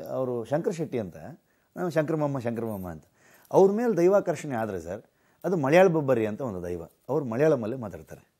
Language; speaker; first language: Kannada; native; Kannada